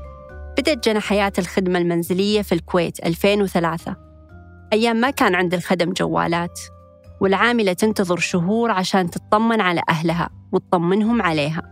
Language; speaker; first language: Arabic; native; Arabic